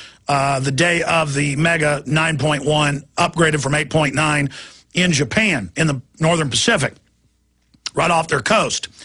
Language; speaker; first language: English; native; English